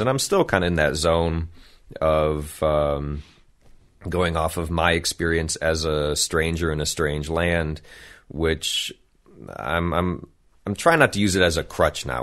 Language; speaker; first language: English; native; English